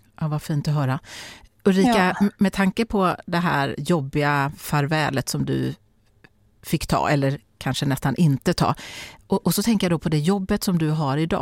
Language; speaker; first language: Swedish; native; Swedish